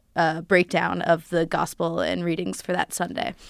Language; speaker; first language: English; native; English